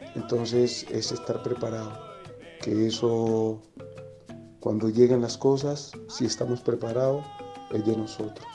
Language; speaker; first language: Spanish; native; Spanish